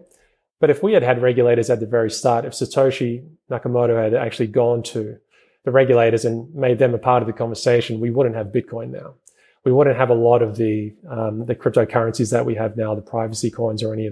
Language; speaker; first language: English; native; English